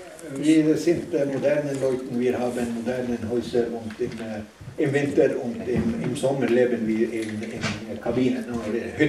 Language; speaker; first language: German; non-native, learner; Northern Sami